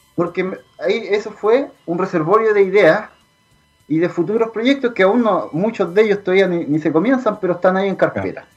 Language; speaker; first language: Spanish; native; Spanish